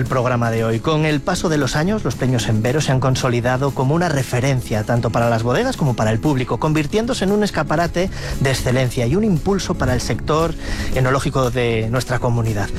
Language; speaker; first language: Spanish; native; Spanish